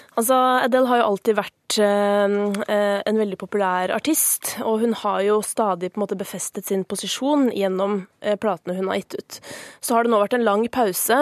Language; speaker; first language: Norwegian; native; Norwegian